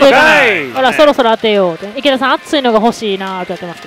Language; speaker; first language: Japanese; native; Japanese